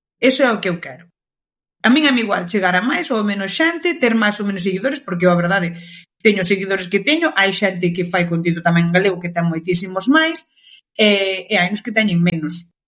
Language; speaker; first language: Galician; early bilingual, other home language; Kabuverdianu